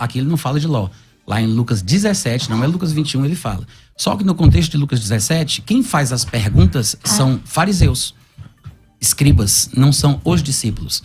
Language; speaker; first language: Portuguese; native; Portuguese